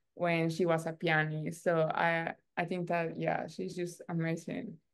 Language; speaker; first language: English; non-native, learner; Spanish